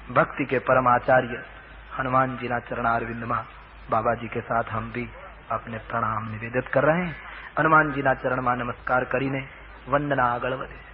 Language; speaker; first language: Hindi; non-native, local second language; Gujarati